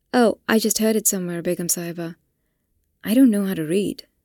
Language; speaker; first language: English; non-native, local second language; Hindi